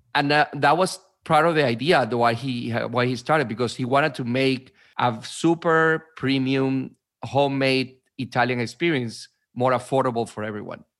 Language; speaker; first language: English; non-native, fluent; Spanish